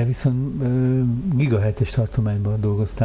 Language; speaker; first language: Hungarian; native; Hungarian